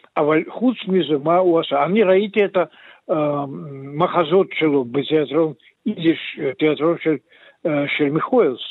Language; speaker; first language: Hebrew; non-native, fluent; Russian